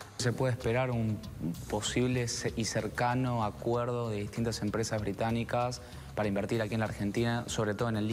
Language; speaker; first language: Spanish; native; Spanish